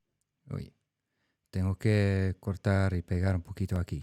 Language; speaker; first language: Spanish; non-native, fluent; Dutch